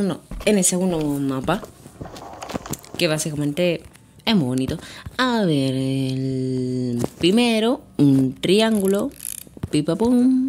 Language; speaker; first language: Spanish; native; Spanish